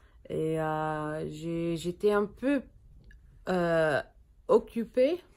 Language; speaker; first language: French; non-native, learner; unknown